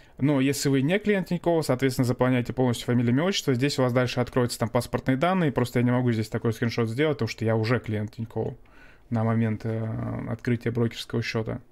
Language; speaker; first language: Russian; native; Russian